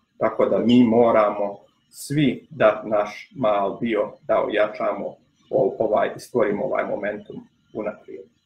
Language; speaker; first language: Croatian; early bilingual, other home language; Bosnian